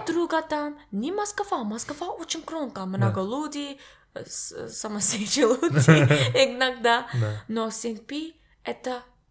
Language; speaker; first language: Russian; non-native, learner; English